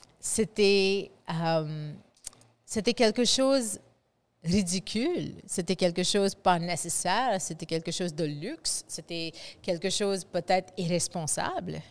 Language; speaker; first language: French; non-native, fluent; English